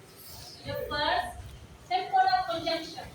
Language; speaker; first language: English; non-native, learner; Indonesian